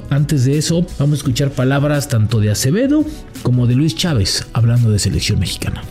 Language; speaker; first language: Spanish; native; Spanish